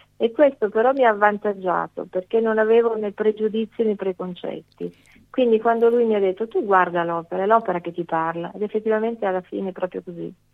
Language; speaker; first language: Italian; native; Italian